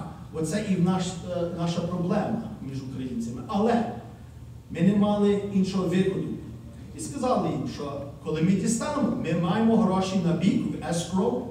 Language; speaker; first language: Ukrainian; early bilingual, heritage; Ukrainian